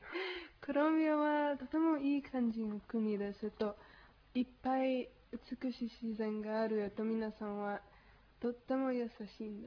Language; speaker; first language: Japanese; non-native, learner; Spanish